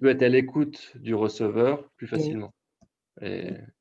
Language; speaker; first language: French; native; French